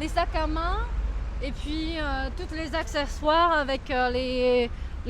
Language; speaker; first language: French; non-native, fluent; Chinese